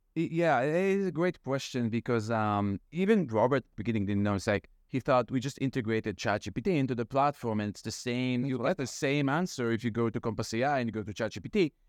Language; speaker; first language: English; non-native, fluent; Hebrew